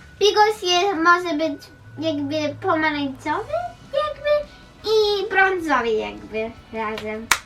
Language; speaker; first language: Polish; early bilingual, heritage; Polish